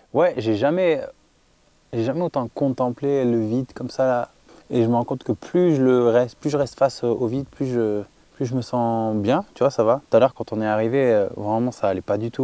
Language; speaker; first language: French; native; French